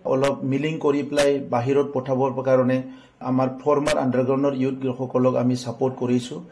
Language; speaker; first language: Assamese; non-native, local second language; Bodo